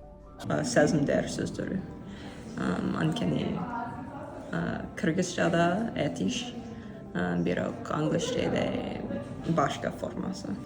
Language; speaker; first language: Kyrgyz; non-native, learner; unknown